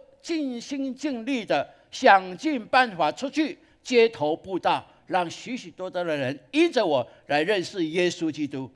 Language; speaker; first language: Chinese; native; Chinese